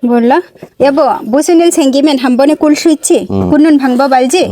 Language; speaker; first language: Korean; non-native, learner; Bangla